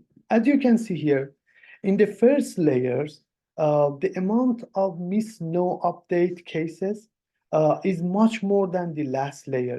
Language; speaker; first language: English; non-native, fluent; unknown